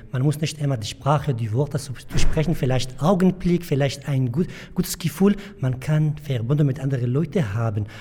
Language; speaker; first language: German; non-native, learner; Arabic